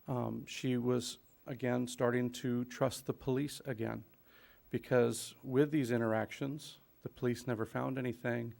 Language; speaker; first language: English; native; English